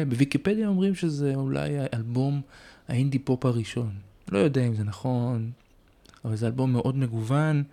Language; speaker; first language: Hebrew; native; Hebrew